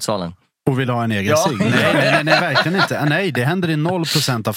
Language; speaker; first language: Swedish; native; Swedish